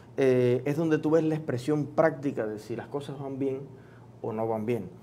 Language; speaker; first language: Spanish; native; Spanish